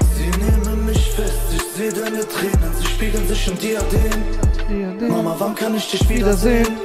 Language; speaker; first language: German; native; German